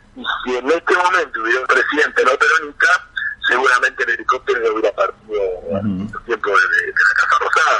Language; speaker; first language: Spanish; native; Spanish